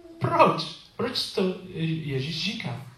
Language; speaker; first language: Czech; non-native, learner; English